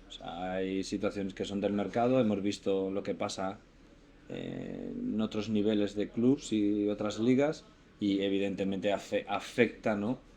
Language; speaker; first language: Spanish; native; Spanish